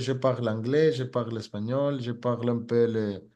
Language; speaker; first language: French; non-native, learner; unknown